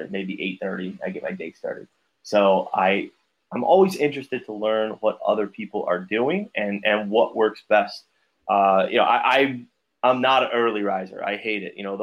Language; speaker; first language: English; native; English